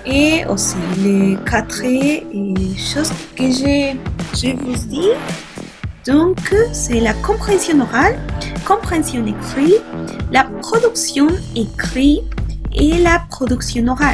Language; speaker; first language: French; non-native, learner; Spanish